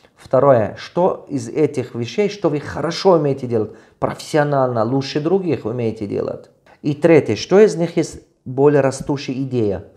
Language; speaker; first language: Russian; non-native, local second language; Tajik